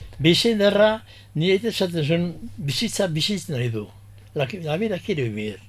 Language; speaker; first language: Basque; early bilingual, heritage; Basque